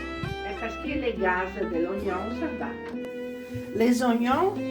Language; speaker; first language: French; non-native, learner; Italian